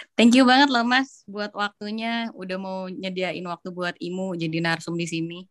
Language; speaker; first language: Indonesian; native; Indonesian